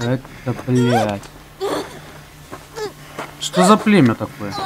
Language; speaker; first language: Russian; native; Russian